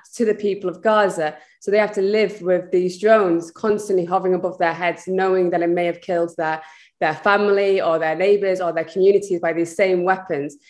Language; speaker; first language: English; native; English